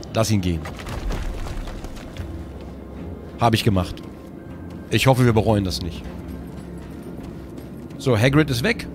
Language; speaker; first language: German; native; German